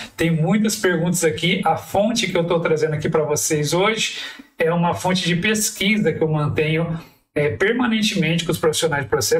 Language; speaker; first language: Portuguese; native; Portuguese